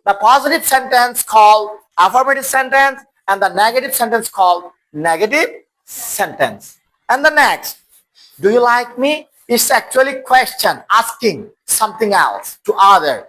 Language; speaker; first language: English; non-native, local second language; Bangla